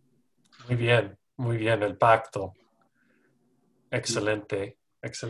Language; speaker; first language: Spanish; non-native, learner; English